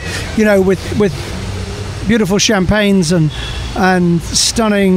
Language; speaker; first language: English; native; English